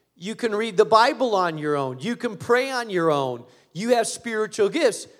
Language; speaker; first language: English; early bilingual, other home language; Spanish